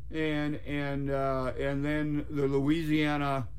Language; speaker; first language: English; native; English